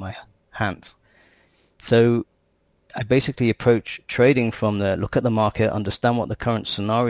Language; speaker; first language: English; native; English